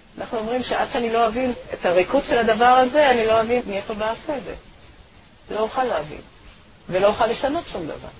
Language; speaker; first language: Hebrew; native; Hebrew